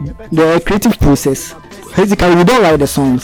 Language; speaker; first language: English; non-native, local second language; Akan